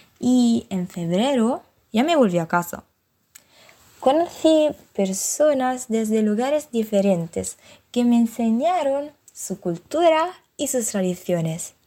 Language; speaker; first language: Spanish; non-native, fluent; Italian